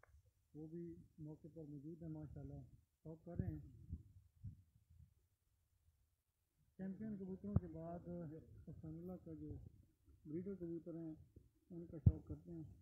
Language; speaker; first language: Hindi; non-native, local second language; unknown